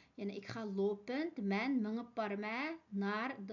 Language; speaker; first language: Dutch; non-native, fluent; Uyghur